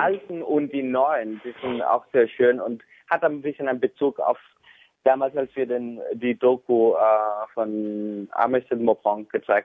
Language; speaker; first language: German; non-native, fluent; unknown